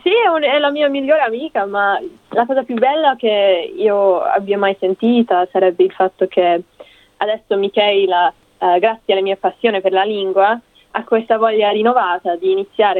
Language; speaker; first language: Italian; non-native, fluent; English